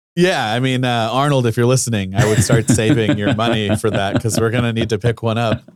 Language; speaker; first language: English; native; English